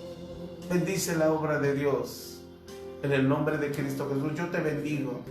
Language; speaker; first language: Spanish; native; Spanish